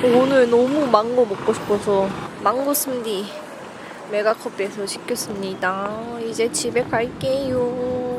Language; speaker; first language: Korean; non-native, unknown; Japanese